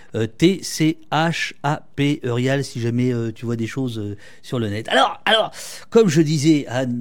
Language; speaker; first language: French; native; French